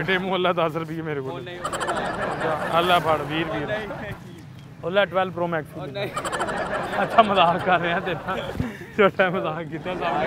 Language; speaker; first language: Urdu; non-native, local second language; Punjabi